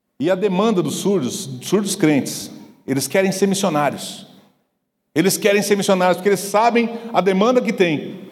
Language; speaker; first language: Portuguese; native; Portuguese